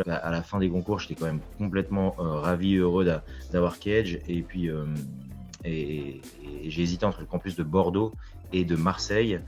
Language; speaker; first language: French; native; French